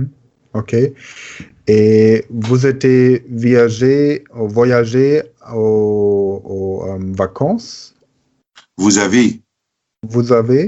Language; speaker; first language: French; non-native, learner; German